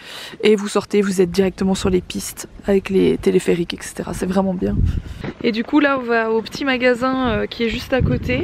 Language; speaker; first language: French; native; French